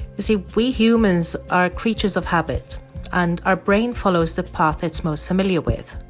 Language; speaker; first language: English; non-native, fluent; Maltese